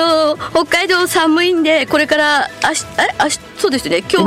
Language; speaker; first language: Japanese; native; Japanese